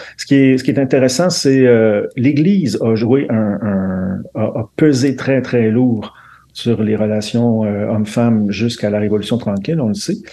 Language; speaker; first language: French; native; French